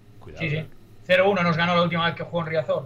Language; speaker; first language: Spanish; native; Spanish